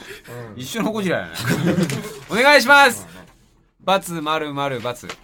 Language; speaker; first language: Japanese; native; Japanese